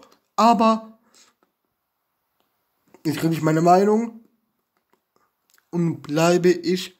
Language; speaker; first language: German; non-native, learner; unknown